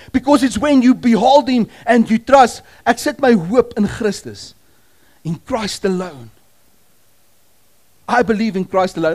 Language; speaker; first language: English; non-native, local second language; Afrikaans